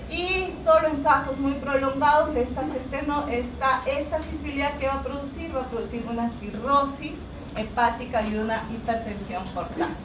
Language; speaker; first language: Spanish; native; Spanish